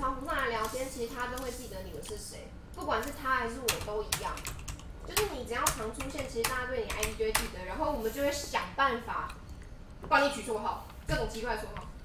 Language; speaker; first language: Chinese; native; Chinese